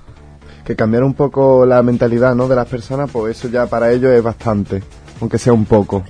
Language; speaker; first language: Spanish; native; Spanish